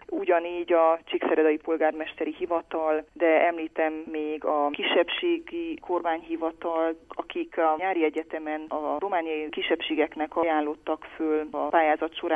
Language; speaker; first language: Hungarian; native; Hungarian